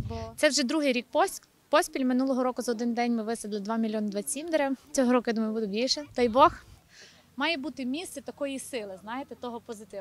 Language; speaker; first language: Ukrainian; native; Ukrainian